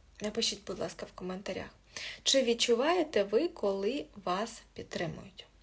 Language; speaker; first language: Ukrainian; non-native, local second language; Russian